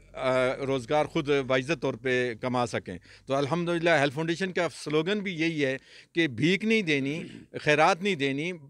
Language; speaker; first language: Urdu; non-native, local second language; Northern Hindko